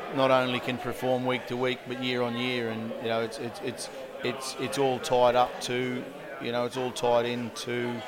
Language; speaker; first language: English; native; English